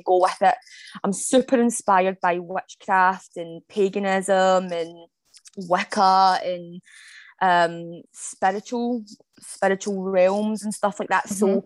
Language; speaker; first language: English; native; English